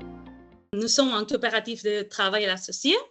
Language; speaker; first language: French; non-native, fluent; Spanish